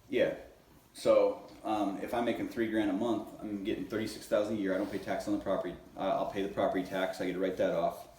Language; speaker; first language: English; native; English